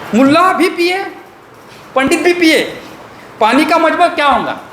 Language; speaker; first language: Hindi; non-native, local second language; Marathi